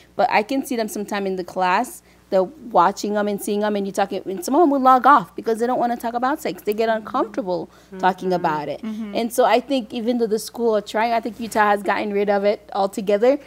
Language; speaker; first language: English; early bilingual, other home language; Haitian Creole